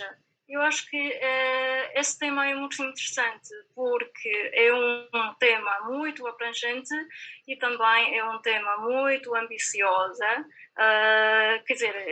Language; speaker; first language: Portuguese; non-native, fluent; Chinese